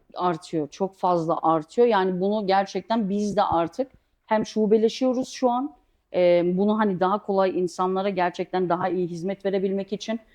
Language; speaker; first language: Turkish; early bilingual, heritage; Turkish